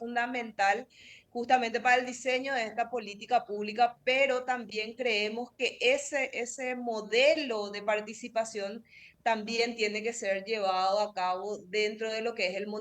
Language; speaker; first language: Spanish; native; Spanish